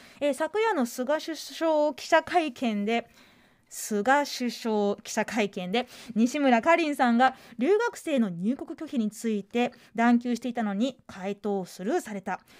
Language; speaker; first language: Japanese; native; Japanese